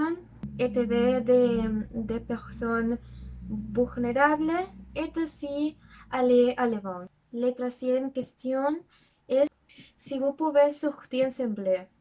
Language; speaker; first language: French; non-native, learner; Spanish